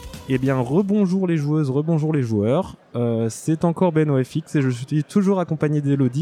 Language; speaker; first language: French; native; French